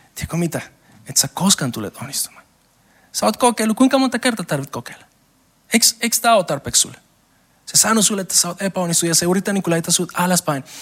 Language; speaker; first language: Finnish; non-native, learner; Spanish